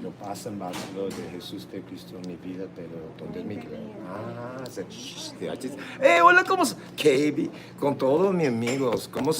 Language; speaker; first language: Spanish; non-native, learner; English